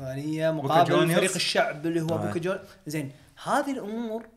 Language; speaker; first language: Arabic; native; Arabic